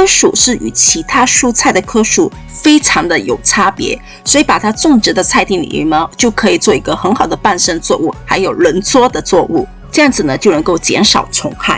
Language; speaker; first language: Chinese; native; Chinese